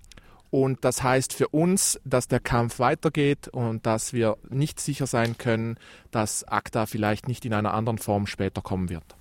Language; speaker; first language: German; native; German